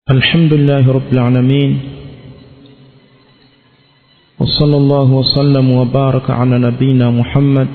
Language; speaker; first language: Arabic; non-native, fluent; Swahili